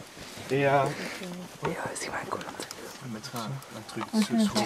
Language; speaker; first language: French; non-native, local second language; Dutch